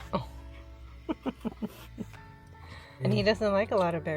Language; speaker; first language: English; native; English